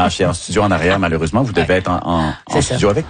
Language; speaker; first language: French; native; French